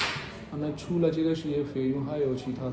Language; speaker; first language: Chinese; non-native, fluent; Hindi